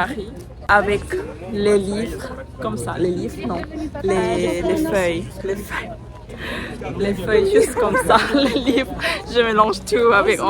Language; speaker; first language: French; non-native, learner; Thai